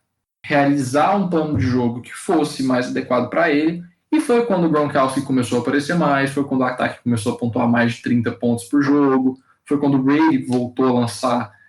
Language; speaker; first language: Portuguese; native; Portuguese